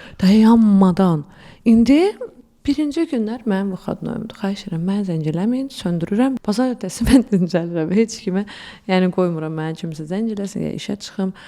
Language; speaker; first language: Azerbaijani; early bilingual, heritage; Azerbaijani